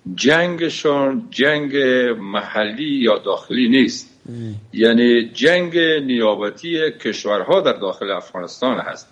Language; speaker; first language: Persian; native; Persian